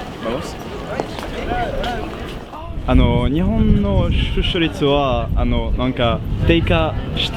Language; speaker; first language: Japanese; non-native, fluent; French